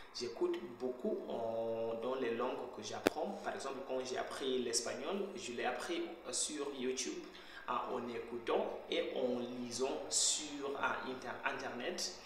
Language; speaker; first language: French; non-native, fluent; Shona